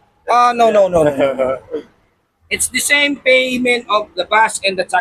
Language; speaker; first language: English; non-native, learner; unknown